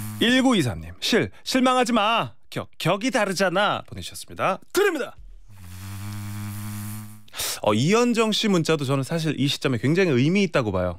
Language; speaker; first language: Korean; native; Korean